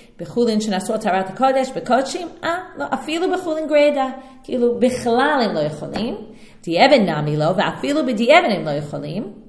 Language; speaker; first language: Hebrew; non-native, fluent; English